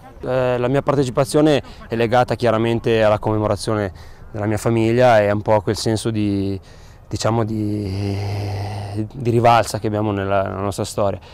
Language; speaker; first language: Italian; native; Italian